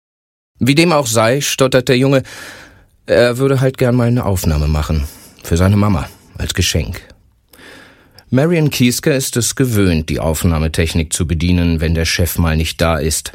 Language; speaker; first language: German; native; German